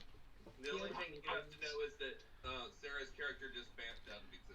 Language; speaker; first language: English; native; English